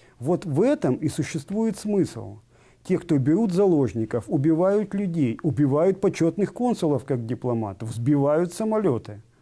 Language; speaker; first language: Russian; native; Russian